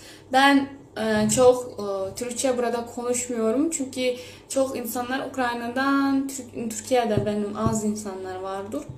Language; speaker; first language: Turkish; early bilingual, heritage; Turkish